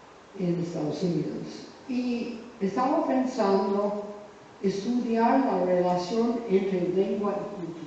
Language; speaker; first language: Spanish; non-native, fluent; English